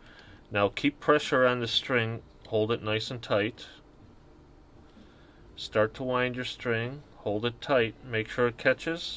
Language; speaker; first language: English; native; English